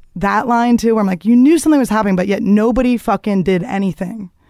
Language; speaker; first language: English; native; English